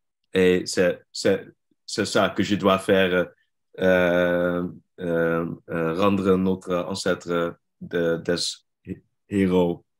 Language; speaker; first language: French; non-native, learner; Dutch